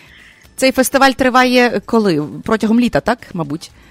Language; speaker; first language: Ukrainian; native; Ukrainian